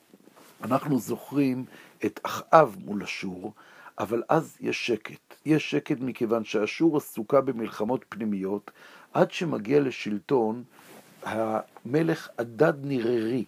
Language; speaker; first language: Hebrew; native; Hebrew